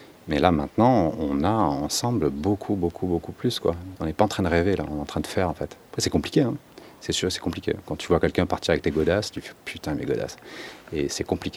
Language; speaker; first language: French; native; French